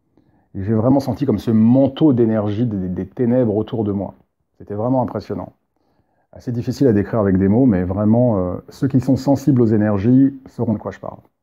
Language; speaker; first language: French; native; French